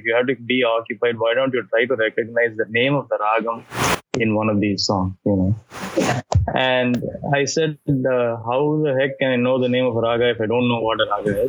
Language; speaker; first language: English; non-native, local second language; Tamil